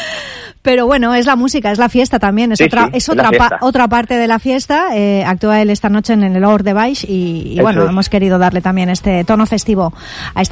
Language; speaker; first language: Spanish; native; Spanish